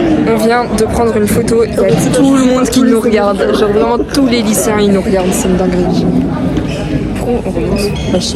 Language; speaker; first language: French; native; French